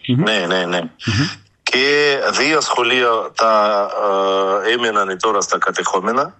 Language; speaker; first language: Greek; non-native, learner; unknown